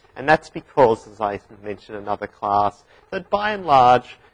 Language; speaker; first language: English; native; English